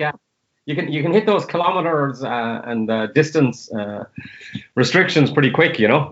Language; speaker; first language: English; native; English